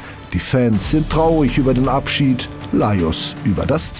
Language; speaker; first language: German; native; German